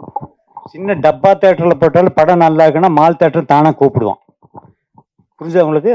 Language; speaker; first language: Tamil; native; Tamil